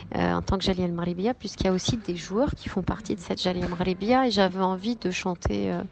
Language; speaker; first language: French; native; French